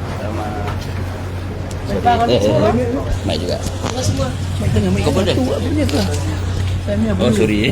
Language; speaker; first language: Malay; native; Malay